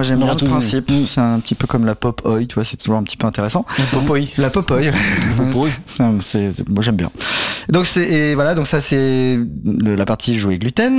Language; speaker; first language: French; native; French